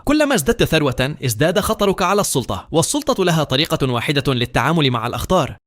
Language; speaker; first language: Arabic; native; Arabic